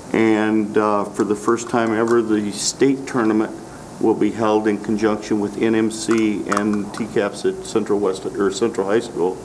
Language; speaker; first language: English; native; English